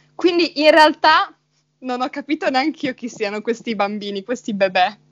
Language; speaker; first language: Italian; native; Italian